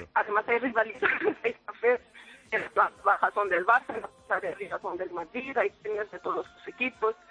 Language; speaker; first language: Spanish; non-native, fluent; Arabic